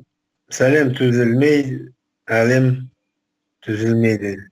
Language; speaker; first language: Kazakh; non-native, local second language; Russian